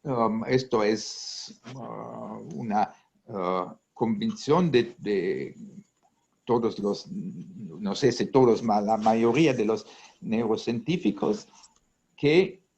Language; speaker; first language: Spanish; non-native, fluent; Italian